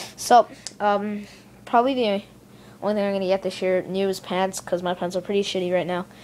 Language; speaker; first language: English; native; English